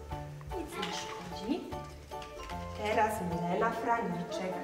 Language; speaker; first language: Polish; native; Polish